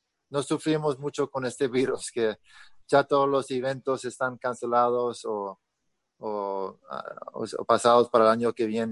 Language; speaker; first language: Spanish; early bilingual, heritage; Spanish